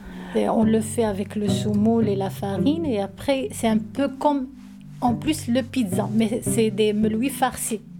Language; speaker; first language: French; non-native, learner; Arabic